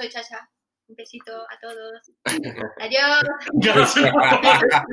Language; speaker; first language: Spanish; non-native, fluent; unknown